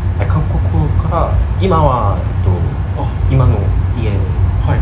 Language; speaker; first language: Japanese; non-native, learner; Korean